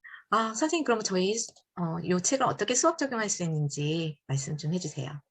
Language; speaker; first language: Korean; native; Korean